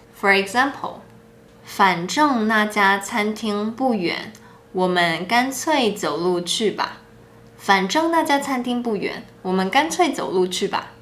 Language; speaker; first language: Chinese; non-native, local second language; English